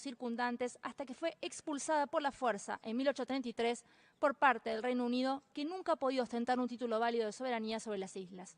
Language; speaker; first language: Spanish; native; Spanish